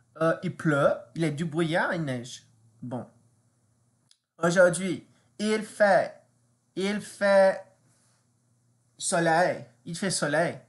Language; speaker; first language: French; non-native, fluent; English